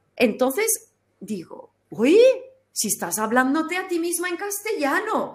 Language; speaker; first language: Spanish; non-native, fluent; Dutch